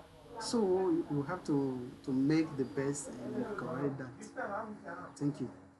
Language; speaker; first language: English; non-native, learner; French